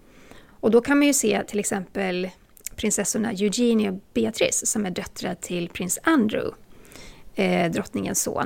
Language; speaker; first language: Swedish; native; Swedish